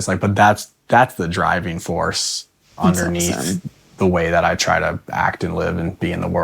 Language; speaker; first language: English; native; English